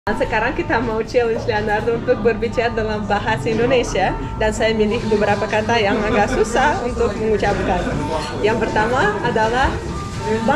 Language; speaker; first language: Indonesian; non-native, fluent; Russian